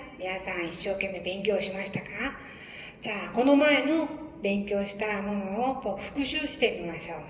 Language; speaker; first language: Japanese; non-native, fluent; Korean